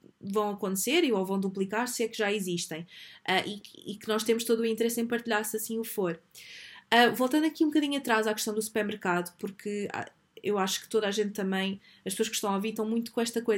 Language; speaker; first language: Portuguese; native; Portuguese